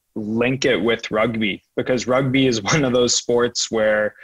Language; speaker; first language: English; native; English